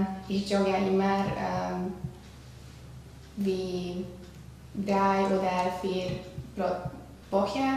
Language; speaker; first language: German; non-native, learner; Hungarian